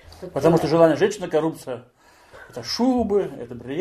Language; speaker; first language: Russian; native; Russian